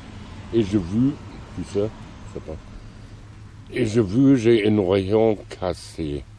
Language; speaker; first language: French; non-native, fluent; German